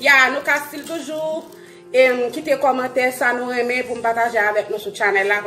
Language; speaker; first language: French; non-native, learner; Haitian Creole